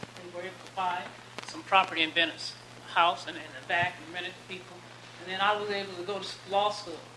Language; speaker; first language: English; native; English